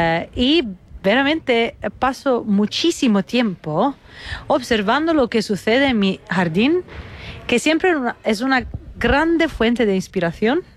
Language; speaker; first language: Spanish; non-native, fluent; Italian